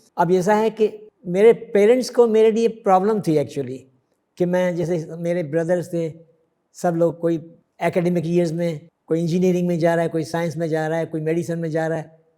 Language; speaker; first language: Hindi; early bilingual, other home language; Sindhi